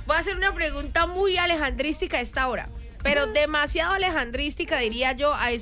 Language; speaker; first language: Spanish; native; Spanish